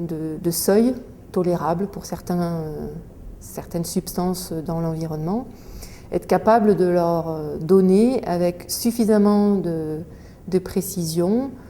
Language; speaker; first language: French; native; French